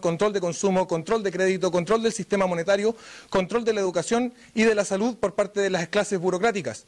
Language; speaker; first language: Spanish; native; Spanish